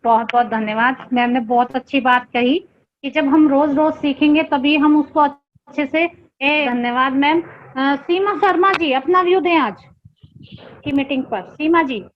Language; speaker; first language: Hindi; native; Hindi